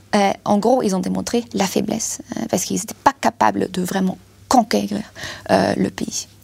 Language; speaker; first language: French; non-native, fluent; German